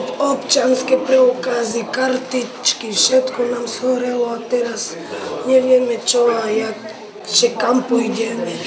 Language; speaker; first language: Slovak; non-native, local second language; Romany